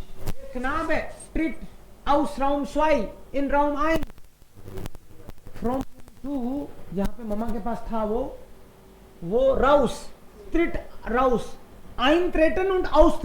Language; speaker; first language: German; non-native, fluent; Hindi